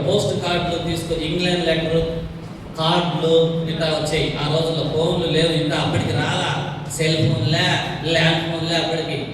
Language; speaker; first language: Telugu; non-native, local second language; Tamil